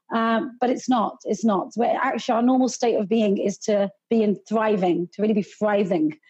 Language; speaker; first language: English; early bilingual, other home language; Hindi